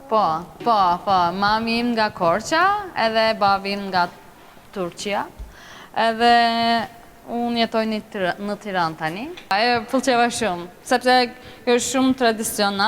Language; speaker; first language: Albanian; early bilingual, heritage; Turkish